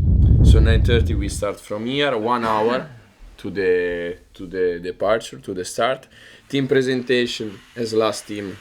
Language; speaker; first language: English; non-native, learner; Italian